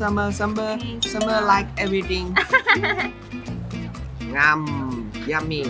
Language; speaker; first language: English; non-native, learner; Thai